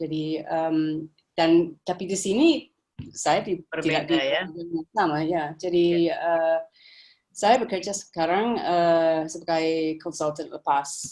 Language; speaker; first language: Indonesian; non-native, fluent; English